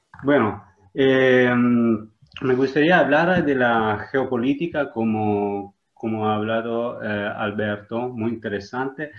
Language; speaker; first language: Spanish; non-native, learner; Italian